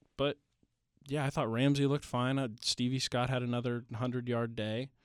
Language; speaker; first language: English; native; English